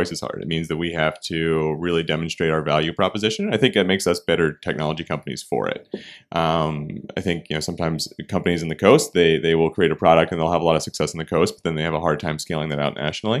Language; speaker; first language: English; native; English